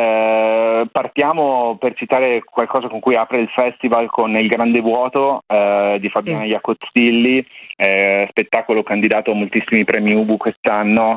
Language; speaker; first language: Italian; native; Italian